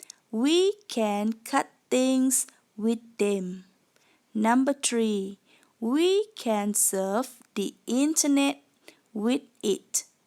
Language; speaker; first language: English; non-native, fluent; Thai